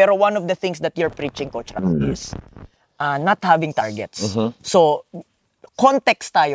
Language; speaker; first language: English; non-native, local second language; Filipino